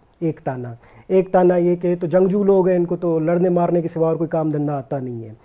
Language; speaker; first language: Urdu; non-native, local second language; Baluchi